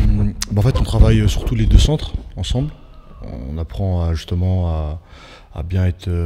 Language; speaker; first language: French; native; French